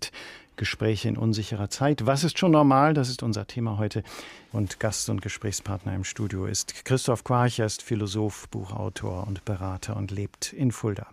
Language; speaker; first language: German; native; German